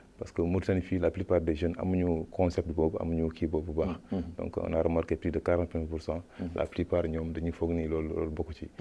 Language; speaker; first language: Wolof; non-native, local second language; Fula